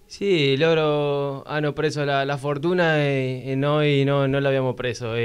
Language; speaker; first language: Italian; non-native, learner; Spanish